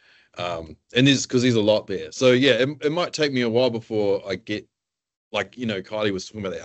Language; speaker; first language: English; native; English